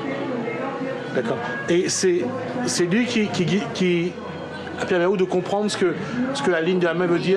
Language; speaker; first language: French; native; French